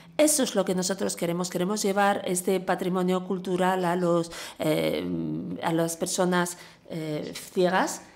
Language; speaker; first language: Spanish; non-native, fluent; English